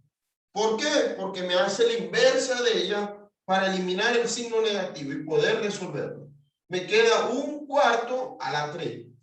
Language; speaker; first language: Spanish; native; Spanish